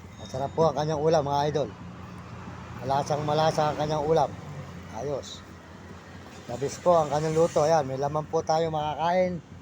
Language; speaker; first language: Filipino; native; Filipino